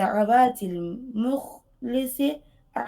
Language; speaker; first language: Arabic; non-native, fluent; Turkish